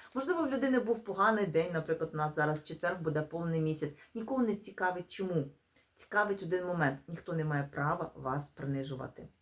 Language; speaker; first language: Ukrainian; non-native, local second language; Russian